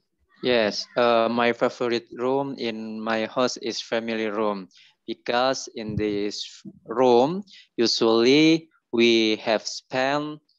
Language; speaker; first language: English; non-native, learner; Indonesian